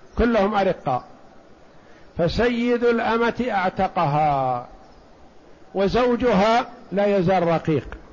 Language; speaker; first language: Arabic; native; Arabic